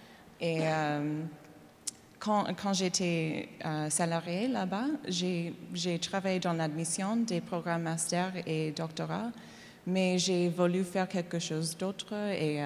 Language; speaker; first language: French; non-native, learner; English